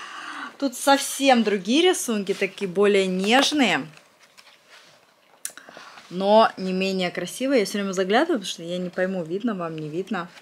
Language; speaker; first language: Russian; native; Russian